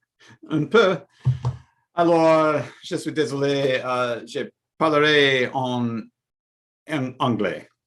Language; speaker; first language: French; non-native, learner; English